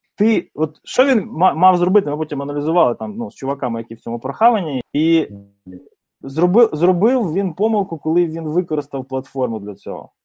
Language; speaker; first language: Ukrainian; native; Ukrainian